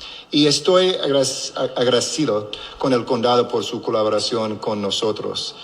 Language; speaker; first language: Spanish; non-native, local second language; English